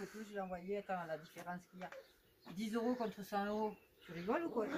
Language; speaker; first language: French; native; French